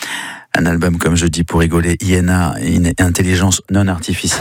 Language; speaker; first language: French; native; French